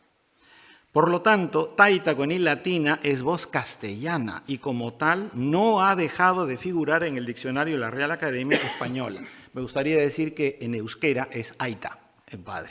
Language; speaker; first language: Spanish; native; Spanish